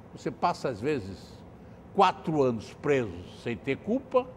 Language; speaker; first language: Portuguese; native; Portuguese